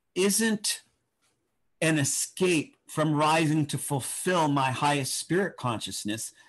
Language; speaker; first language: English; native; English